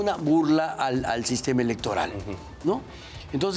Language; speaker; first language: Spanish; native; Spanish